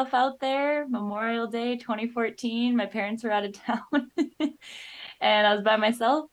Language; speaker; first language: English; native; English